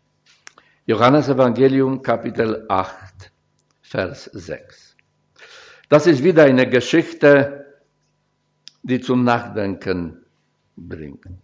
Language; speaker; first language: German; non-native, fluent; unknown